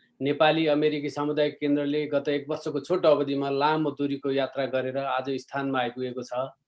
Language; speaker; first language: Nepali; native; Nepali